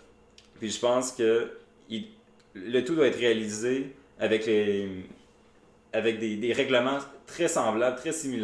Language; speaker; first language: French; native; French